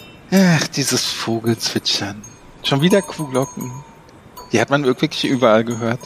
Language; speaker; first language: German; native; German